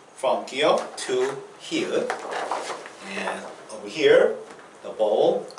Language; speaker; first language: English; non-native, fluent; Korean